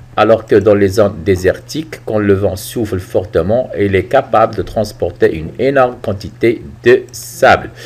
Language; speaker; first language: French; non-native, local second language; Arabic